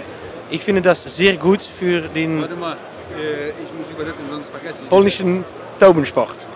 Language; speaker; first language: German; non-native, learner; Dutch